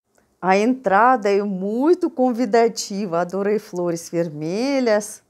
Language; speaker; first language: Portuguese; non-native, fluent; Russian